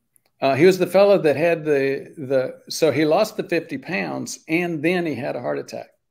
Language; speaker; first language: English; native; English